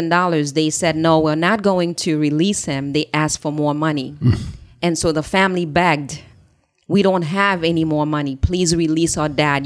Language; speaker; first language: English; non-native, fluent; Haitian Creole